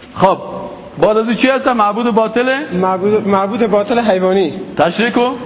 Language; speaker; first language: Persian; native; Persian